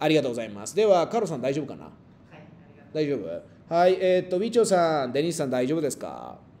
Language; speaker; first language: Japanese; non-native, fluent; Spanish